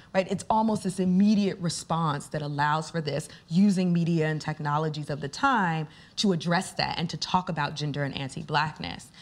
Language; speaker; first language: English; native; English